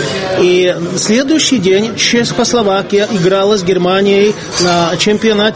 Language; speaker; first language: Russian; non-native, fluent; Czech